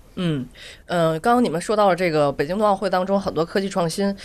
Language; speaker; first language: Chinese; native; Chinese